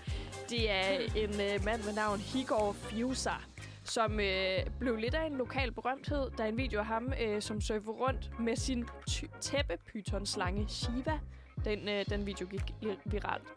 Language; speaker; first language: Danish; native; Danish